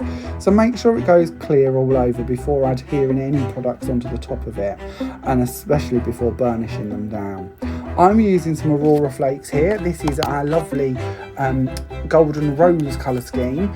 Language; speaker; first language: English; native; English